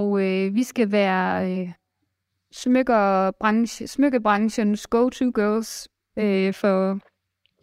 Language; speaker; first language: Danish; native; Danish